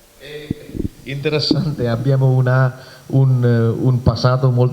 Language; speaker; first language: Italian; non-native, fluent; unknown